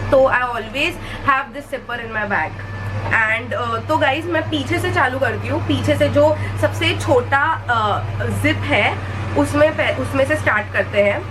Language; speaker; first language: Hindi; non-native, local second language; Marathi